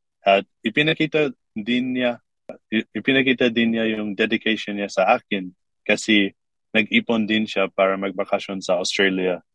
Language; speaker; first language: Filipino; non-native, fluent; English